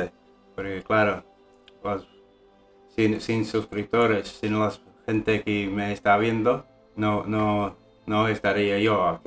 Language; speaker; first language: Spanish; non-native, fluent; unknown